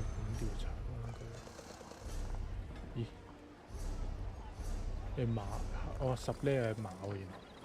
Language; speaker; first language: Chinese; native; Chinese